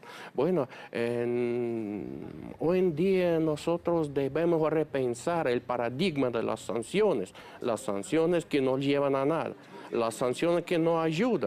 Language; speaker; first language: Spanish; non-native, fluent; Russian